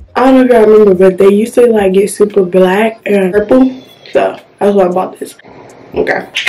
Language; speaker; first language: English; native; English